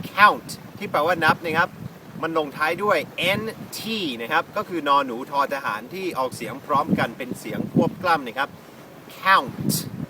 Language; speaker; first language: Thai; non-native, fluent; English